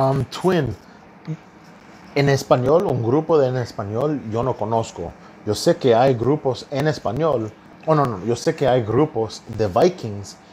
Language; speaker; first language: Spanish; early bilingual, heritage; Spanish